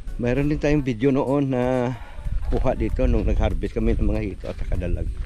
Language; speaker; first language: Filipino; non-native, local second language; Hiligaynon